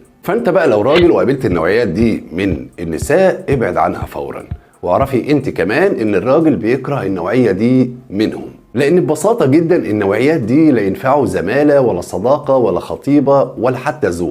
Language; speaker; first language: Arabic; native; Arabic